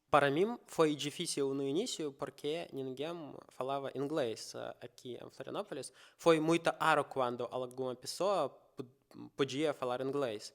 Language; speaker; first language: Portuguese; non-native, learner; Russian